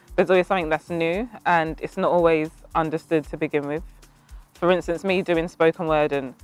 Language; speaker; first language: English; native; English